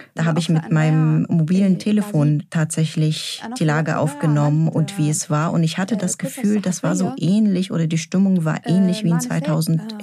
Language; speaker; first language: German; non-native, fluent; Arabic